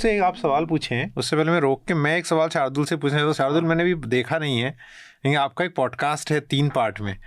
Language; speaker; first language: Hindi; native; Hindi